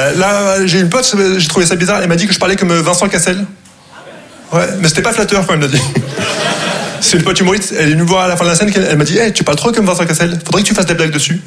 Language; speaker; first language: French; non-native, local second language; Arabic